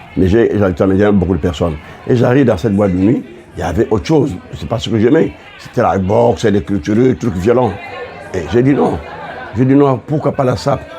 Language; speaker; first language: French; non-native, local second language; Lingala